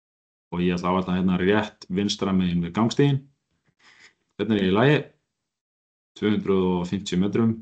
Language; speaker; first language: Icelandic; native; Icelandic